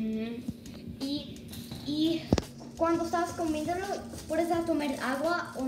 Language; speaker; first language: Spanish; early bilingual, other home language; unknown